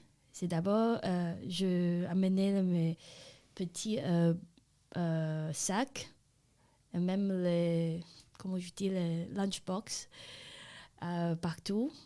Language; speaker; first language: French; non-native, learner; Chinese